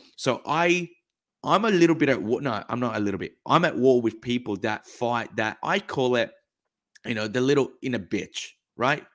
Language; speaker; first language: English; early bilingual, other home language; Italian